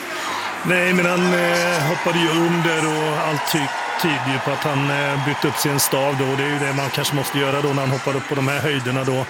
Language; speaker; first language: Swedish; native; Swedish